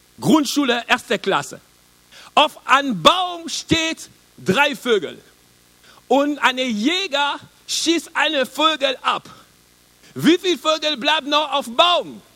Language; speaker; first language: German; non-native, learner; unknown